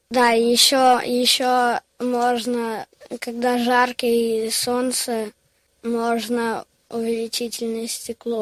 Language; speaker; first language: Russian; early bilingual, heritage; Russian